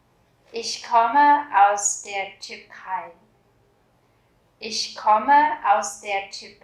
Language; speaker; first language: German; non-native, fluent; Vietnamese